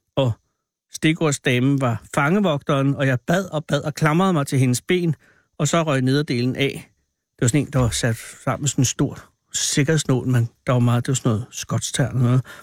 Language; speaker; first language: Danish; native; Danish